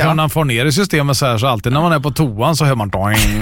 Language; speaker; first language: Swedish; native; Swedish